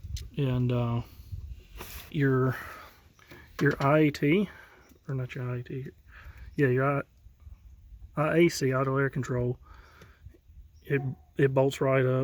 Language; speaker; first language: English; native; English